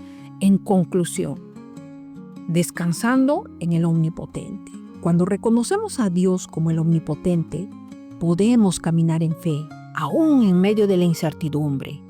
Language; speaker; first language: Spanish; native; Spanish